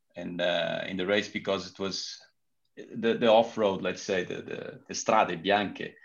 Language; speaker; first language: English; non-native, fluent; Portuguese